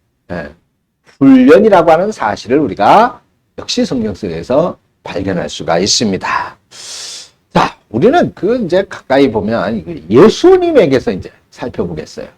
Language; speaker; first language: Korean; native; Korean